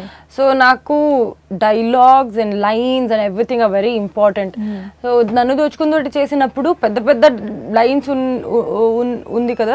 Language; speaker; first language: Telugu; non-native, fluent; Kannada